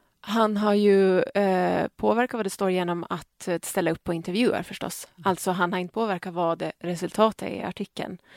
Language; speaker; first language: Swedish; native; Swedish